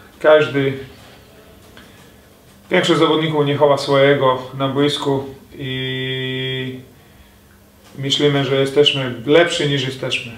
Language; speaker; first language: Polish; non-native, fluent; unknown